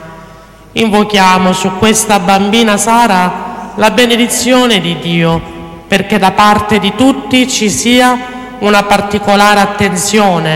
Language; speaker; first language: Italian; native; Italian